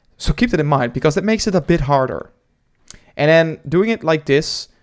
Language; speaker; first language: English; non-native, fluent; Dutch